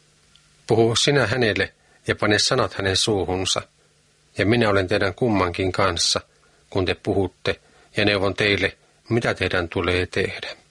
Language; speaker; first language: Finnish; native; Finnish